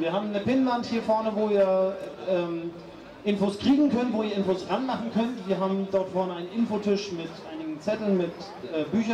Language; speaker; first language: German; native; German